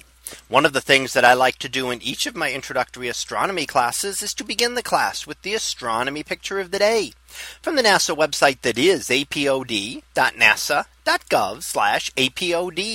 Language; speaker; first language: English; native; English